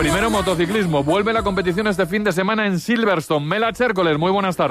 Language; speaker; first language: Spanish; native; Spanish